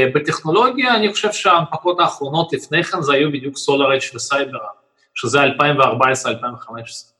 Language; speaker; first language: Hebrew; non-native, fluent; Russian